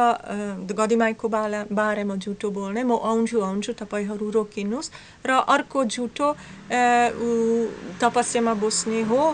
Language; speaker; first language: Nepali; non-native, learner; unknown